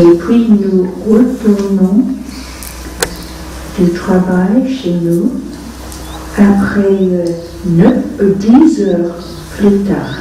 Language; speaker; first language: French; non-native, fluent; Vietnamese